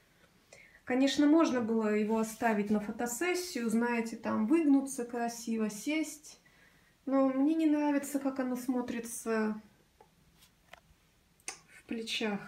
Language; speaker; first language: Russian; native; Russian